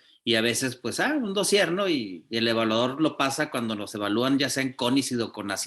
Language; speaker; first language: Spanish; native; Spanish